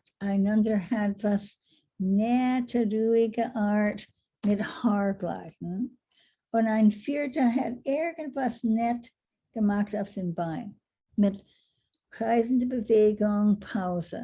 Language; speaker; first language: German; non-native, learner; English